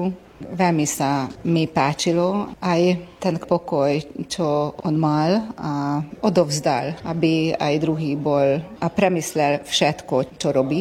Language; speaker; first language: Slovak; early bilingual, heritage; Slovak